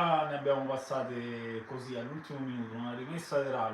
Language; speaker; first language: Italian; native; Italian